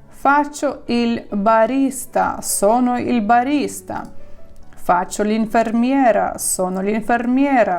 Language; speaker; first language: Italian; non-native, fluent; Ukrainian